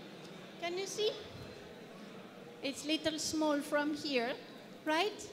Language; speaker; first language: English; non-native, fluent; French